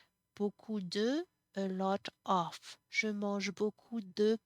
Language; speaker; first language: French; non-native, fluent; English